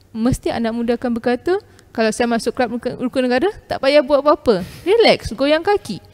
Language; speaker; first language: Malay; non-native, local second language; Tamil